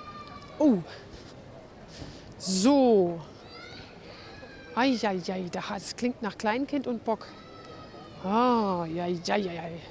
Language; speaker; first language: German; native; German